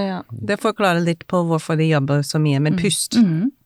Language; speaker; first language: Norwegian; non-native, fluent; English